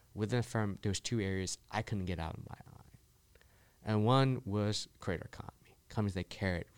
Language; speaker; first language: English; early bilingual, other home language; Chinese